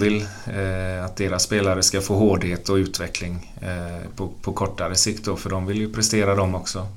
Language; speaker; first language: Swedish; native; Swedish